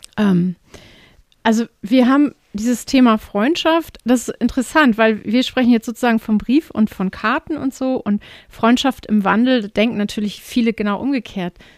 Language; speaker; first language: German; native; German